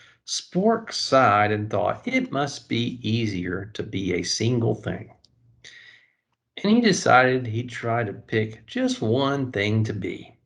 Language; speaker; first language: English; native; English